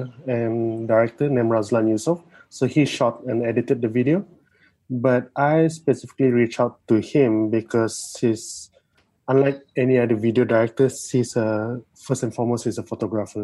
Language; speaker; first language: English; non-native, local second language; Malay